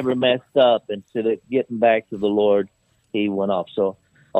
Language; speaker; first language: English; native; English